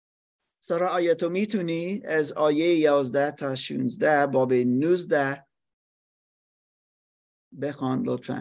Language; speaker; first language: Persian; non-native, fluent; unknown